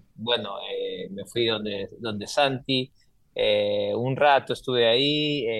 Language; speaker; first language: Spanish; native; Spanish